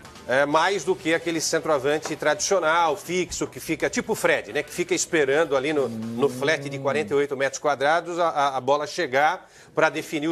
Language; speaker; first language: Portuguese; native; Portuguese